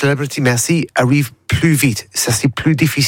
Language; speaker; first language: French; non-native, learner; English